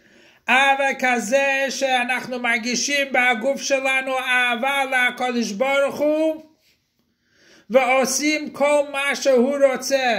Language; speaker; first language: Hebrew; non-native, fluent; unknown